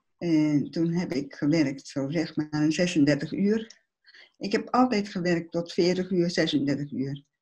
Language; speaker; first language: Dutch; early bilingual, other home language; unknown